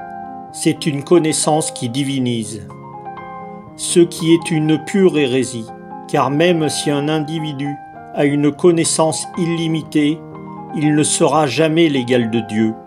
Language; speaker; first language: French; native; French